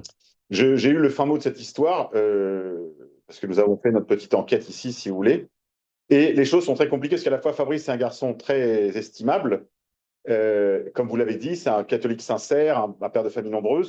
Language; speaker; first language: French; native; French